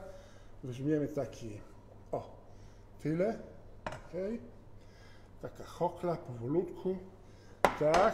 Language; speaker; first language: Polish; non-native, fluent; Italian